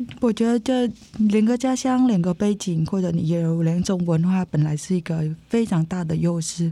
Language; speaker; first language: Chinese; non-native, fluent; Vietnamese